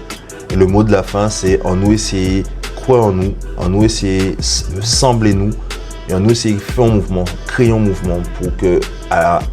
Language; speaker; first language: French; non-native, local second language; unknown